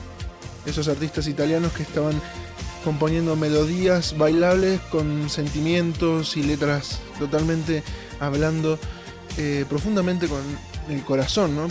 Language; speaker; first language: Spanish; native; Spanish